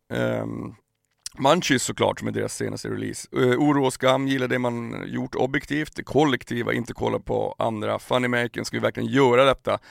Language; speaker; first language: Swedish; native; Swedish